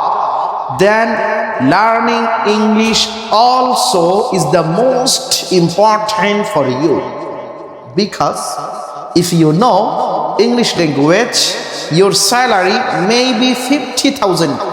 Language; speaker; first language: English; non-native, learner; Bangla